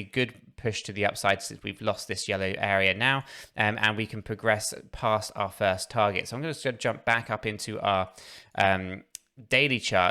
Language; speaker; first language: English; native; English